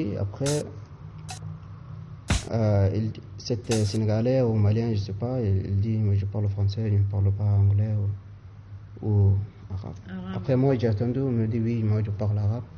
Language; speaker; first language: French; non-native, learner; Arabic